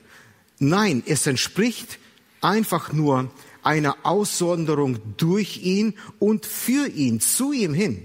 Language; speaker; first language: German; native; German